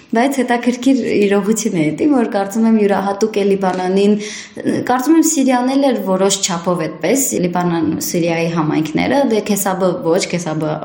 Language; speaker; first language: Armenian; early bilingual, heritage; Armenian